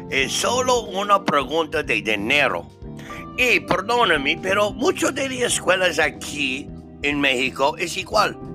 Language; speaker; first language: Spanish; non-native, learner; English